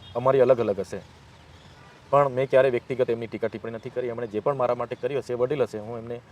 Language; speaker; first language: Gujarati; non-native, local second language; Vasavi